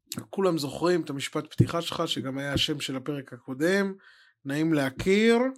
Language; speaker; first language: Hebrew; native; Hebrew